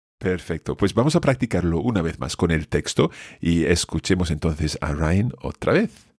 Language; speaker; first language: Spanish; non-native, fluent; English